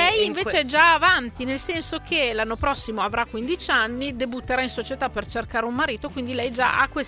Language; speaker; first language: Italian; native; Italian